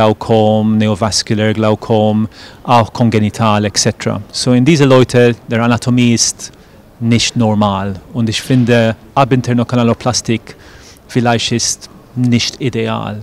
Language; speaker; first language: German; non-native, fluent; English